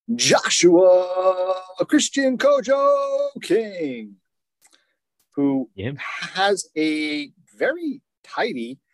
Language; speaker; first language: English; native; English